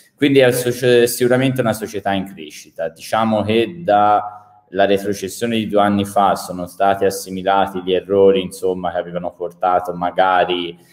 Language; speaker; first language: Italian; native; Italian